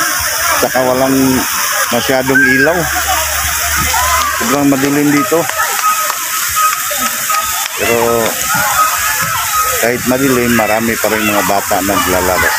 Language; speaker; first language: Filipino; non-native, local second language; Cebuano